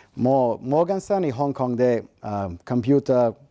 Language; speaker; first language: Japanese; non-native, learner; English